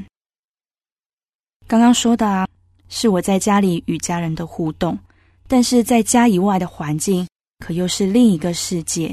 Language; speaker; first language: Chinese; native; Chinese